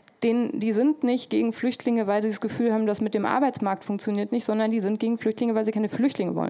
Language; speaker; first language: German; native; German